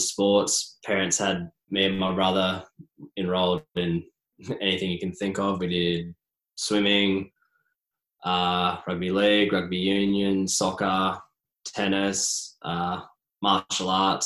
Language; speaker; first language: English; native; English